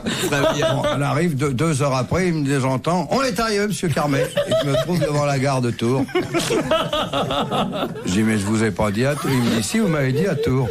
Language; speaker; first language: French; native; French